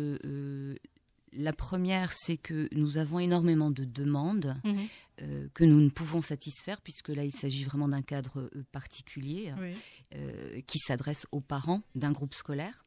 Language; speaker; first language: French; native; French